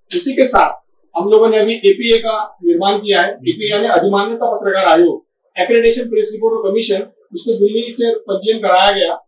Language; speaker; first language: Hindi; non-native, local second language; Marathi